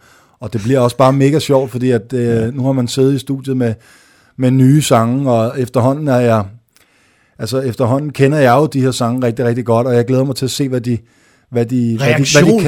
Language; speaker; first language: Danish; native; Danish